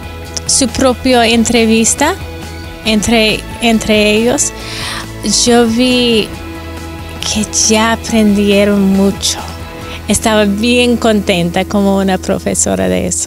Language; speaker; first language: Spanish; non-native, fluent; English